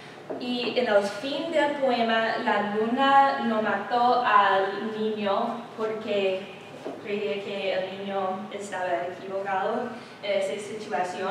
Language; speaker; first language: Spanish; non-native, learner; English